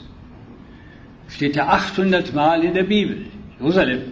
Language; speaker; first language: German; native; German